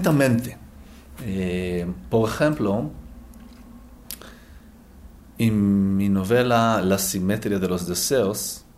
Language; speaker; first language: Spanish; non-native, learner; Hebrew